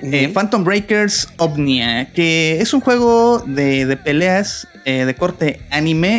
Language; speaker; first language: Spanish; native; Spanish